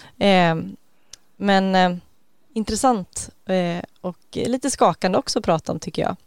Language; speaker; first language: Swedish; native; Swedish